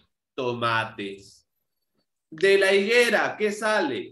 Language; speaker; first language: Spanish; native; Spanish